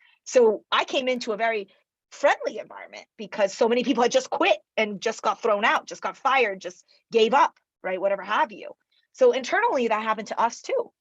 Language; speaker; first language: English; early bilingual, other home language; Chinese